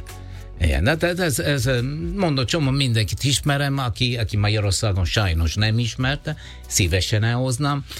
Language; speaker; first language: Hungarian; non-native, learner; Italian